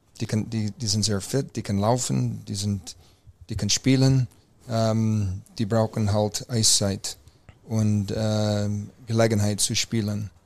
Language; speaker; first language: German; non-native, fluent; English